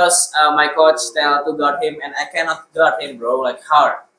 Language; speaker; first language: English; non-native, learner; Indonesian